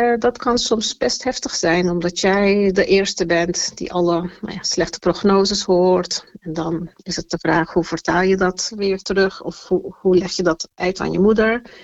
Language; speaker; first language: Dutch; early bilingual, other home language; Turkish